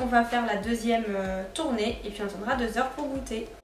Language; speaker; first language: French; native; French